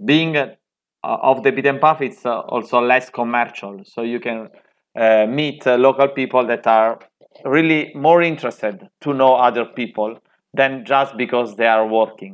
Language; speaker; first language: English; non-native, fluent; Italian